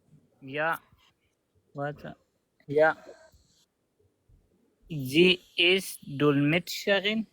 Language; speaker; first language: German; non-native, learner; Pashto